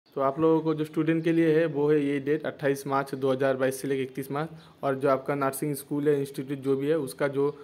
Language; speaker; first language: Hindi; non-native, local second language; Bangla